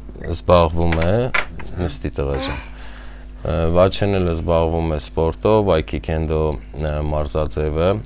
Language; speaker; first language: Armenian; native; Armenian